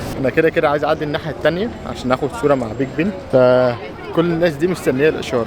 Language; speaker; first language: Arabic; native; Arabic